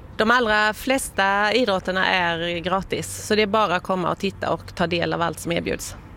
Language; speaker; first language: Swedish; native; Swedish